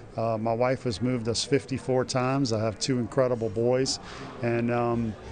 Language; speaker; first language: English; native; English